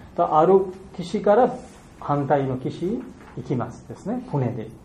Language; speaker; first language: Japanese; non-native, fluent; Bangla